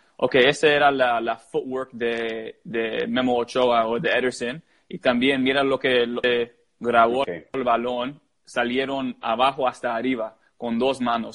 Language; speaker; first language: Spanish; early bilingual, heritage; English